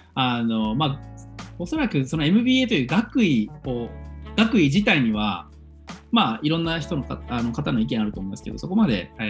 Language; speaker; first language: Japanese; native; Japanese